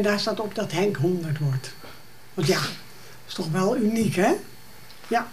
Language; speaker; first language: Dutch; native; Dutch